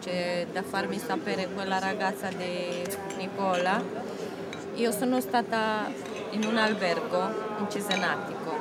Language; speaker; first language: Italian; non-native, learner; Romanian